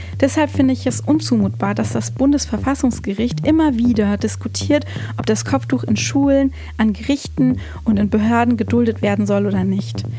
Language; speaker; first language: German; early bilingual, other home language; Turkish